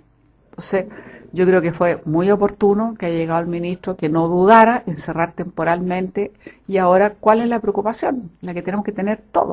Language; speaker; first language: Spanish; native; Spanish